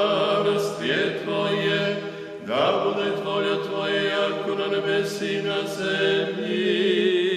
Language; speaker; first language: Bosnian; native; Bosnian